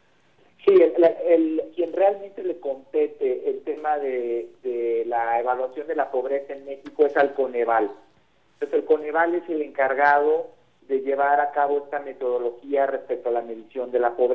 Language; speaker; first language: Spanish; native; Spanish